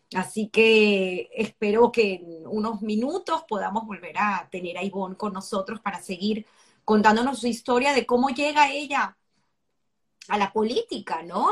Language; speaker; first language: Spanish; native; Spanish